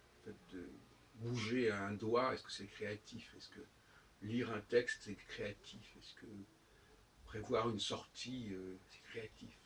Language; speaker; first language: French; native; French